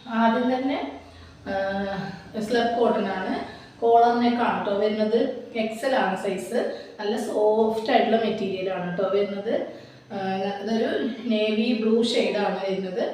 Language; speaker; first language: Malayalam; native; Malayalam